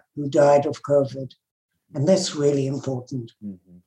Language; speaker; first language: English; native; English